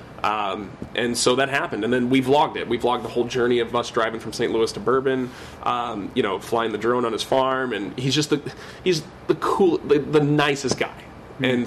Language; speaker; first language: English; native; English